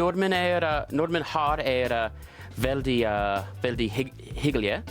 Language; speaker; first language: Norwegian; non-native, learner; English